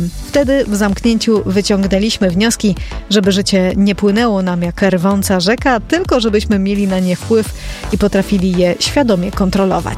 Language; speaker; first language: Polish; native; Polish